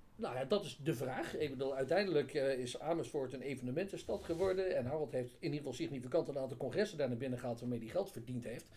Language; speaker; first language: Dutch; native; Dutch